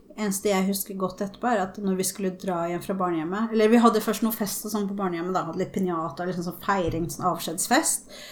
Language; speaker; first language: Norwegian; early bilingual, other home language; Spanish